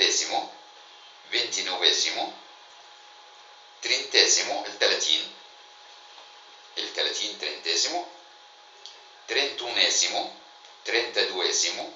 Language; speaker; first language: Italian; non-native, fluent; Arabic